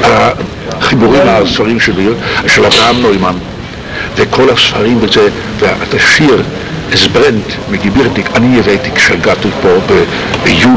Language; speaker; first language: Hebrew; non-native, fluent; Polish